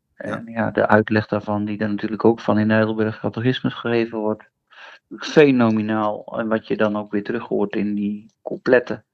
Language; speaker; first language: Dutch; native; Dutch